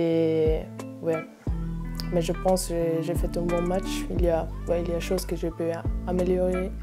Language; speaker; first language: French; non-native, learner; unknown